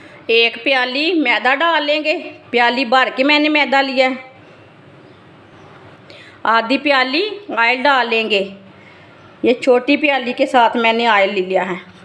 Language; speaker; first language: Hindi; native; Hindi